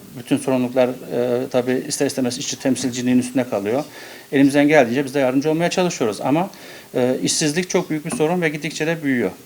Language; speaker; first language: Turkish; early bilingual, heritage; Turkish